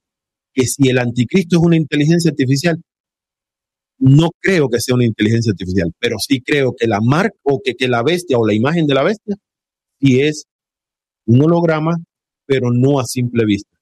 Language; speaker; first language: Spanish; native; Spanish